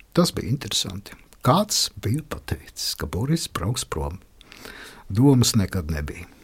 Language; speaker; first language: Latvian; non-native, local second language; Russian